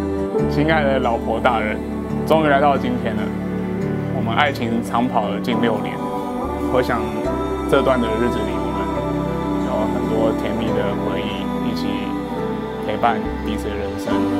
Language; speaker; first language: Chinese; native; Chinese